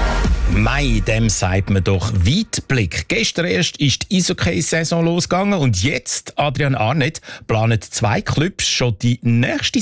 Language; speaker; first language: German; native; German